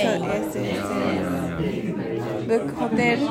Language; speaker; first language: English; non-native, learner; Japanese